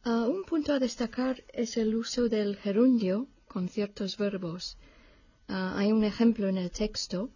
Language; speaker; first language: Spanish; non-native, fluent; English